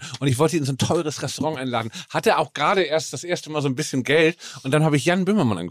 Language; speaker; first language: German; native; German